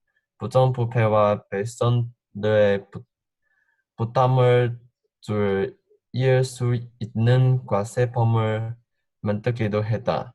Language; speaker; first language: Korean; non-native, fluent; Chinese